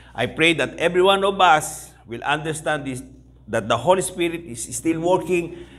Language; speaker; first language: English; non-native, local second language; Filipino